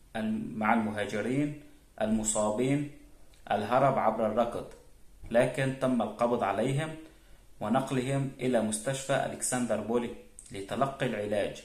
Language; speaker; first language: Arabic; native; Arabic